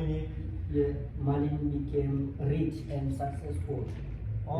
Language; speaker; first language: English; non-native, learner; Indonesian